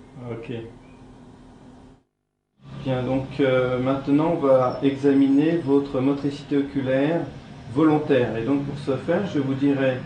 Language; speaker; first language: French; native; French